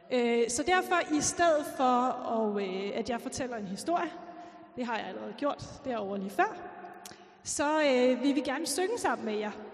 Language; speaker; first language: Danish; native; Danish